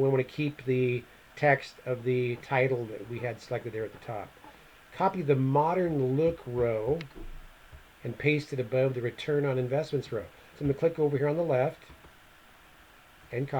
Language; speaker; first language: English; native; English